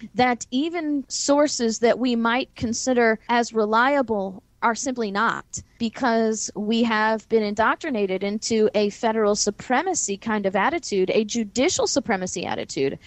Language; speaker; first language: English; native; English